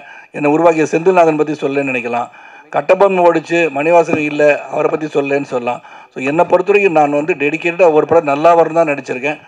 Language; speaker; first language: Tamil; native; Tamil